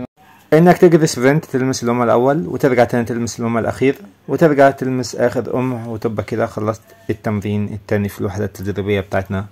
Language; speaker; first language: Arabic; native; Arabic